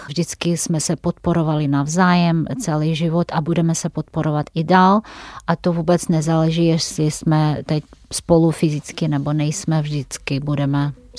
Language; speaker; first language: Czech; non-native, fluent; Russian